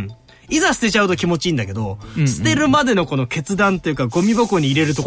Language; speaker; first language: Japanese; native; Japanese